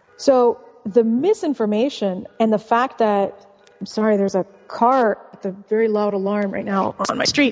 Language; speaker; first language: English; early bilingual, other home language; Russian